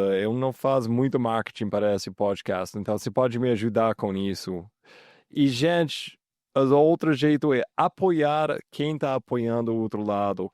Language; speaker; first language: Portuguese; non-native, fluent; English